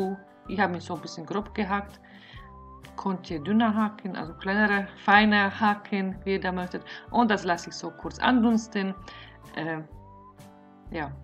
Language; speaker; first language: German; non-native, fluent; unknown